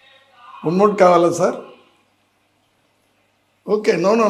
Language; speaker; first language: Telugu; non-native, learner; Tamil